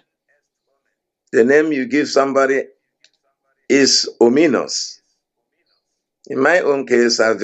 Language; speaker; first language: English; non-native, local second language; Igbo